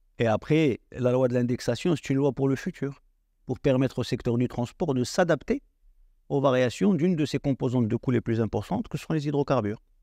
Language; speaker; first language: French; non-native, local second language; Arabic